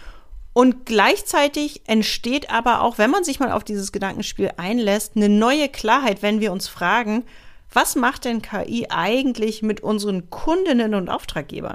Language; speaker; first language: German; native; German